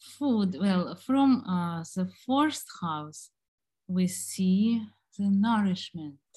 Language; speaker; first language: English; non-native, fluent; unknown